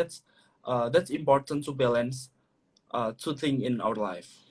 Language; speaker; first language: English; non-native, learner; Indonesian